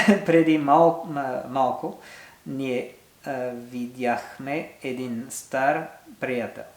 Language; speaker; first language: Bulgarian; non-native, learner; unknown